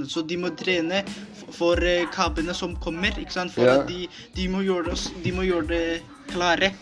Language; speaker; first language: Norwegian; non-native, learner; Spanish